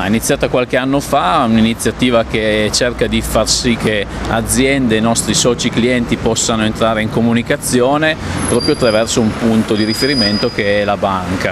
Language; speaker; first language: Italian; native; Italian